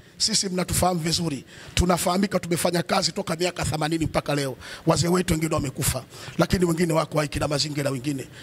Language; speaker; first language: Swahili; native; Swahili